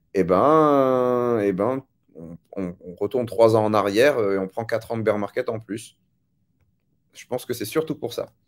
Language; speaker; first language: French; native; French